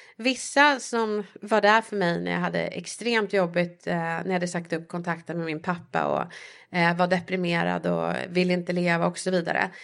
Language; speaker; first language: Swedish; native; Swedish